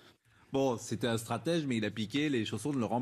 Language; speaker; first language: French; native; French